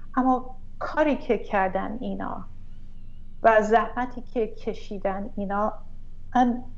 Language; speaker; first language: Persian; early bilingual, heritage; Persian